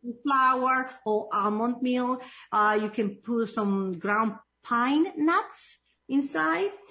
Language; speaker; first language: English; non-native, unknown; Italian